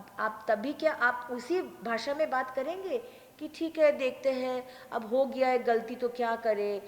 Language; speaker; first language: Hindi; non-native, local second language; Bangla